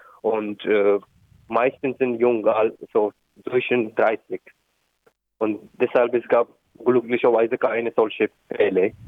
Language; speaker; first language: German; non-native, learner; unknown